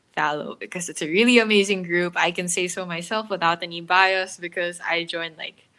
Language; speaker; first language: English; non-native, local second language; Filipino